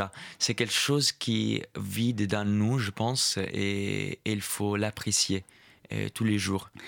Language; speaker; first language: French; non-native, fluent; Italian